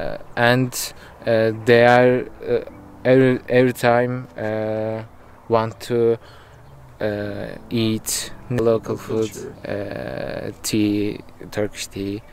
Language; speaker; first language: English; non-native, learner; Turkish